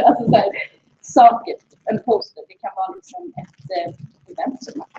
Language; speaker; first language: Swedish; native; Swedish